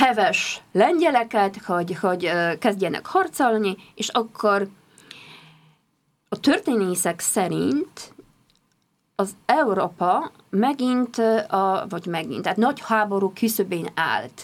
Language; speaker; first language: Hungarian; non-native, fluent; Polish